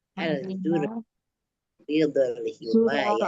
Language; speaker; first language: Arabic; non-native, learner; Sundanese